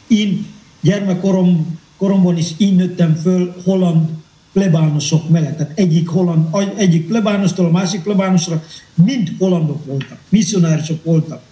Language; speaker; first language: Hungarian; non-native, fluent; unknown